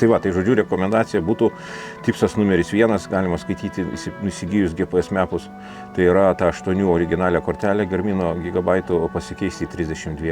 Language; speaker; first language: Lithuanian; native; Lithuanian